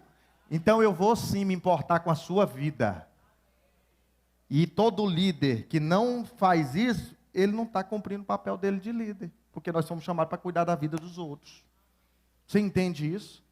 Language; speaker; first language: Portuguese; native; Portuguese